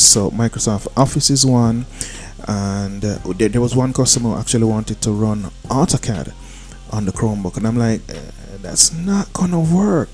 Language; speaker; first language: English; native; English